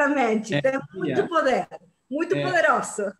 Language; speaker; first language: Portuguese; non-native, learner; Spanish